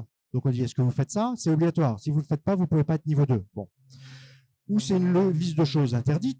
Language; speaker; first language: French; native; French